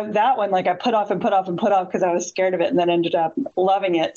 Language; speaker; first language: English; native; English